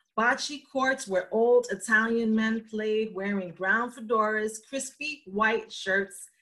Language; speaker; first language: English; early bilingual, other home language; Spanish